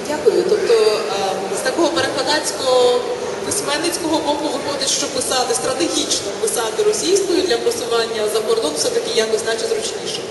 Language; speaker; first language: Ukrainian; native; Ukrainian